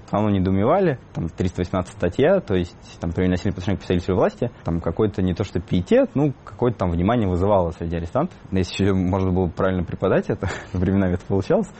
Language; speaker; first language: Russian; native; Russian